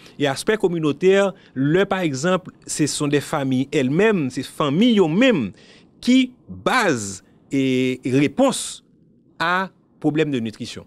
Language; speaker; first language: French; non-native, local second language; Haitian Creole